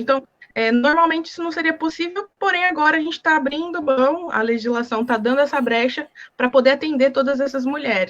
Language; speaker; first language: Portuguese; native; Portuguese